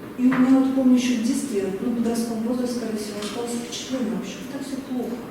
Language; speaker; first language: Russian; native; Russian